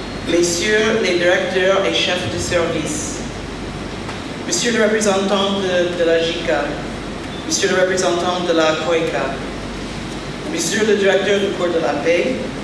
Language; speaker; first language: French; non-native, fluent; English